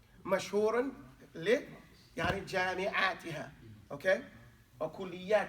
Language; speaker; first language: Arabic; non-native, fluent; English